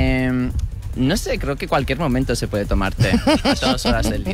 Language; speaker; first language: Spanish; early bilingual, heritage; Spanish